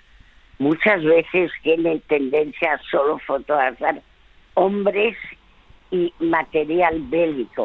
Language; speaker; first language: Spanish; early bilingual, other home language; French